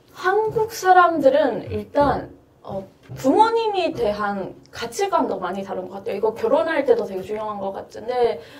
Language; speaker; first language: Korean; non-native, fluent; Japanese